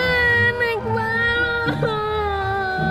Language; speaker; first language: Indonesian; native; Indonesian